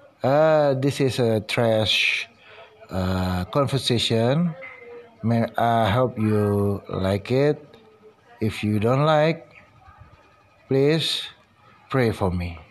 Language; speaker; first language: English; non-native, learner; Indonesian